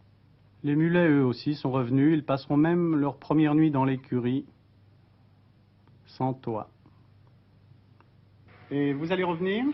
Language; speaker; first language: French; native; French